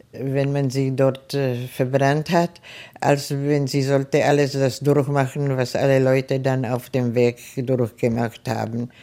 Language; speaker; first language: German; non-native, fluent; Czech